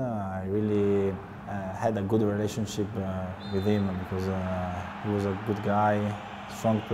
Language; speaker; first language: English; non-native, learner; Italian